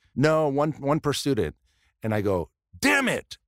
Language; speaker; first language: English; early bilingual, other home language; Spanish